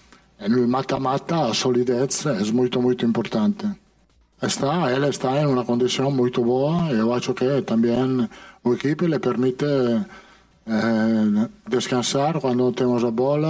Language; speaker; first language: Portuguese; non-native, fluent; Italian